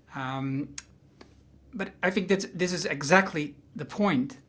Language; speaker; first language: English; non-native, fluent; Dutch